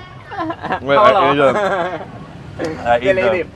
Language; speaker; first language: English; non-native, fluent; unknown